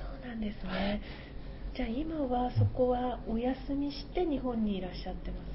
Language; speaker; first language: Japanese; native; Japanese